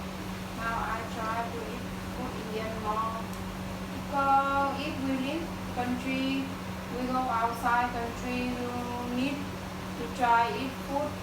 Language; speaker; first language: English; non-native, learner; Vietnamese